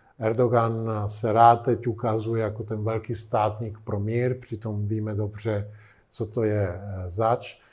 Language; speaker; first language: Czech; non-native, fluent; Italian